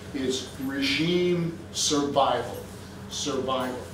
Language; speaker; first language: English; native; English